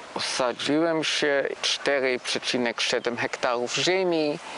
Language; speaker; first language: Polish; non-native, learner; Swiss German